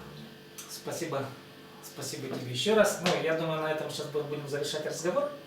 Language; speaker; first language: Russian; native; Russian